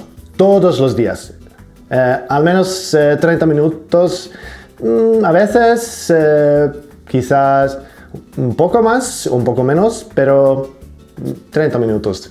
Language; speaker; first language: Spanish; non-native, learner; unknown